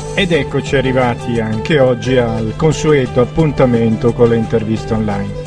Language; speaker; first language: Italian; native; Italian